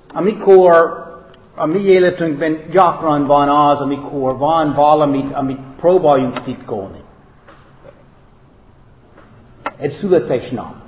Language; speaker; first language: Hungarian; non-native, fluent; English